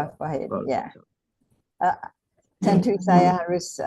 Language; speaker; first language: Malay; non-native, fluent; English